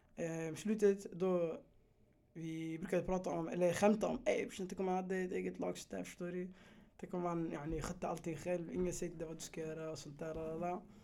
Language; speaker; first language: Swedish; early bilingual, other home language; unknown